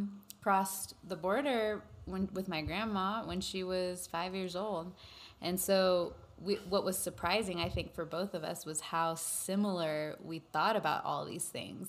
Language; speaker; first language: English; native; English